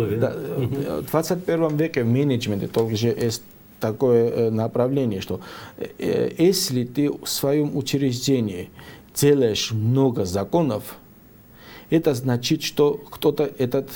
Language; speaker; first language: Russian; non-native, fluent; Georgian